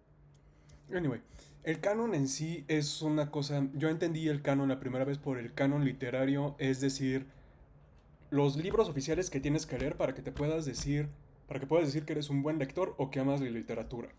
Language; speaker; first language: Spanish; native; Spanish